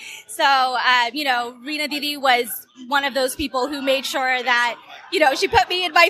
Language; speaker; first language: English; native; English